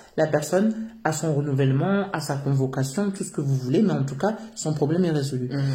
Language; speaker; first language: French; native; French